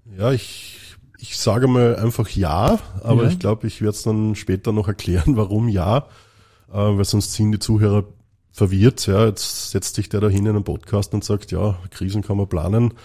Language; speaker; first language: German; native; German